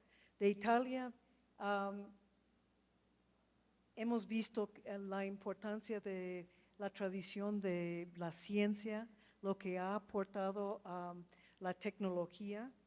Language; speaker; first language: Spanish; non-native, fluent; English